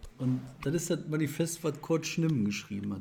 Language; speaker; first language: German; native; German